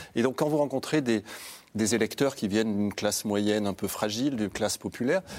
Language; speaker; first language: French; native; French